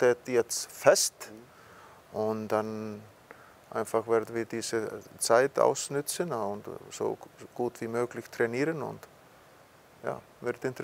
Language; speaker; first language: German; non-native, fluent; Icelandic